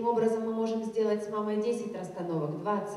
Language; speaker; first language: Russian; native; Russian